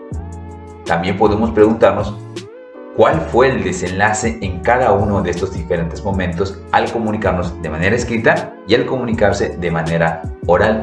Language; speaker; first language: Spanish; native; Spanish